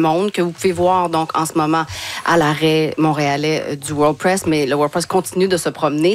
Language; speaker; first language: French; native; French